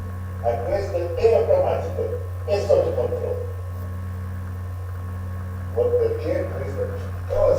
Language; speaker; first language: Italian; non-native, learner; Russian